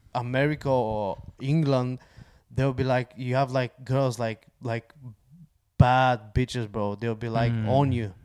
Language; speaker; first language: English; non-native, fluent; Bulgarian